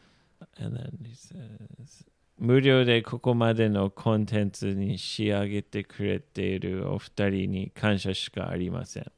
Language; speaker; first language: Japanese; non-native, fluent; English